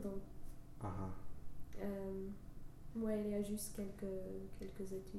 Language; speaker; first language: French; non-native, fluent; English